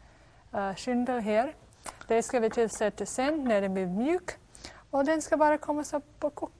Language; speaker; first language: Swedish; non-native, fluent; English